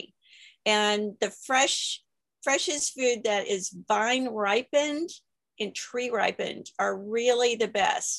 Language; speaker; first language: English; native; English